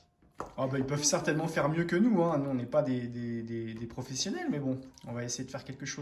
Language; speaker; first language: French; native; French